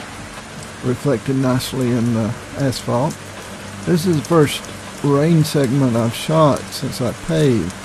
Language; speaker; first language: English; native; English